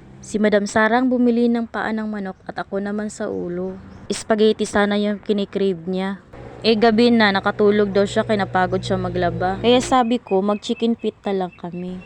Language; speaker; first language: Filipino; non-native, local second language; Cebuano